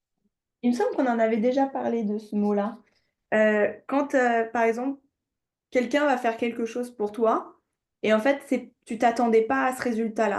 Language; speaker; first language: French; native; French